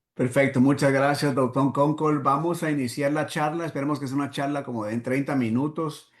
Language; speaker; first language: Spanish; native; Spanish